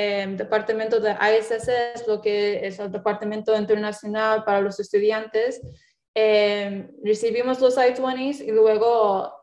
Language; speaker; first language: Spanish; non-native, fluent; English